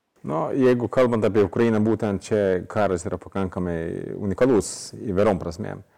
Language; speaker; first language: Lithuanian; non-native, fluent; Swedish